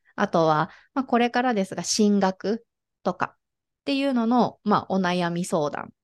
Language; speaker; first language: Japanese; native; Japanese